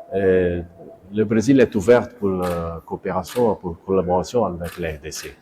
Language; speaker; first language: French; non-native, learner; Portuguese